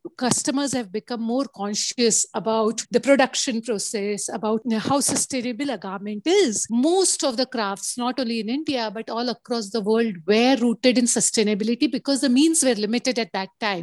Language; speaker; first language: English; non-native, local second language; Gujarati